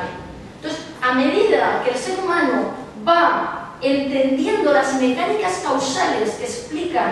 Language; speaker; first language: Spanish; native; Spanish